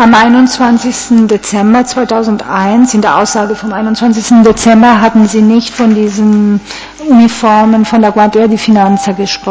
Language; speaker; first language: German; non-native, fluent; Italian